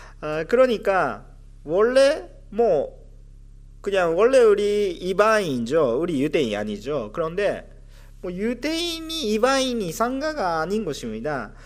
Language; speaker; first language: Korean; non-native, fluent; Japanese